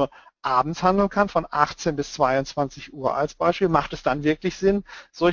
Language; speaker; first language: German; native; German